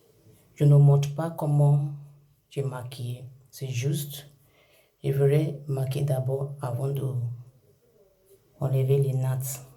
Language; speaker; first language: French; non-native, learner; English